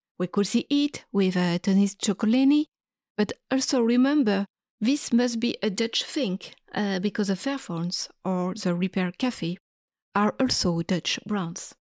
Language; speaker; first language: English; non-native, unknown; French